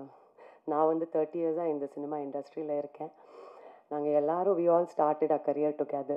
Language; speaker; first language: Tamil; non-native, fluent; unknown